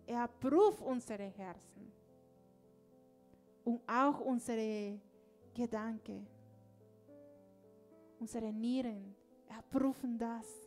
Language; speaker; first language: German; non-native, learner; Spanish